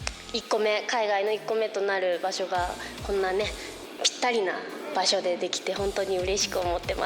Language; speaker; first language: Japanese; native; Japanese